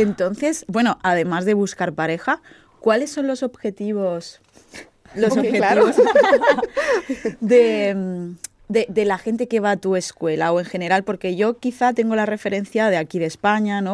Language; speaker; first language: Spanish; native; Spanish